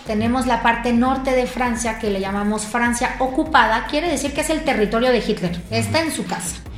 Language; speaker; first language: Spanish; non-native, fluent; French